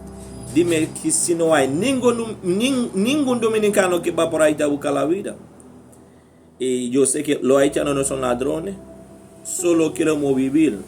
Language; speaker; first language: Spanish; non-native, learner; Haitian Creole